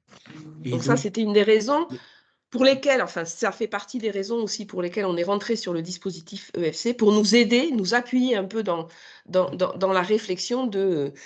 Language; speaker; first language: French; native; French